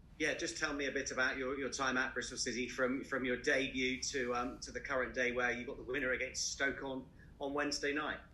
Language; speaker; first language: English; native; English